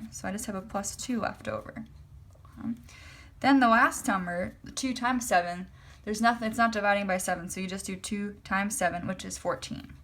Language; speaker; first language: English; native; English